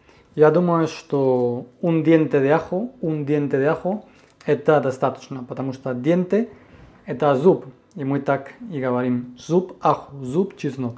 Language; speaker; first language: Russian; non-native, fluent; Spanish